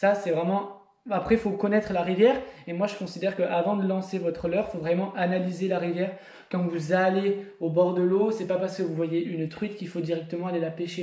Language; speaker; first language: French; native; French